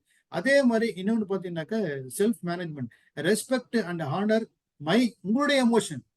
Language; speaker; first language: Tamil; native; Tamil